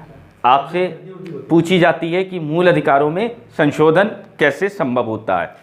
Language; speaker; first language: Hindi; native; Hindi